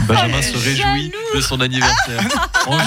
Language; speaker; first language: French; native; French